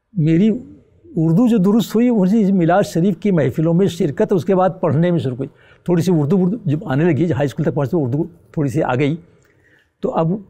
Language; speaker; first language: Urdu; native; Urdu